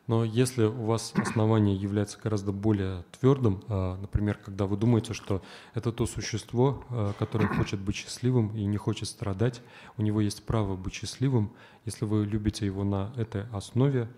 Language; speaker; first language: Russian; native; Russian